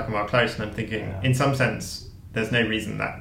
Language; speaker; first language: English; native; English